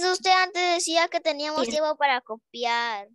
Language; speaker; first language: Spanish; native; Spanish